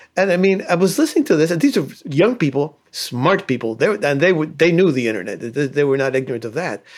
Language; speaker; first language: English; early bilingual, other home language; Spanish